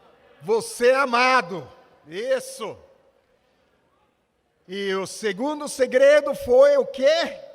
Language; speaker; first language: Portuguese; non-native, fluent; English